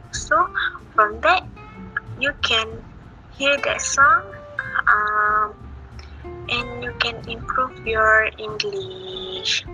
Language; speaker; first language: English; non-native, learner; Malay